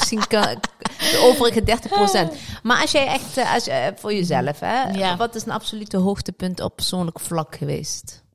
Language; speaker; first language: Dutch; early bilingual, other home language; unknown